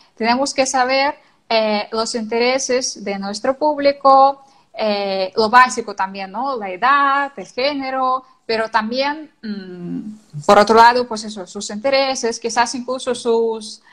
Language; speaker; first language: Spanish; non-native, fluent; Ukrainian